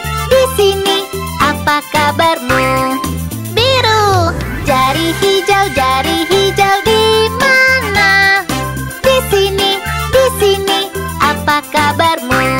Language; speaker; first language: Indonesian; non-native, fluent; Arabic